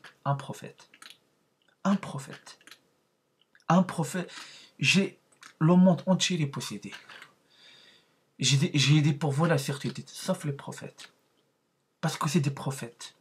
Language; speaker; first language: French; non-native, learner; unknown